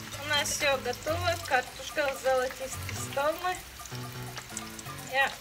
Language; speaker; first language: Russian; non-native, learner; Tajik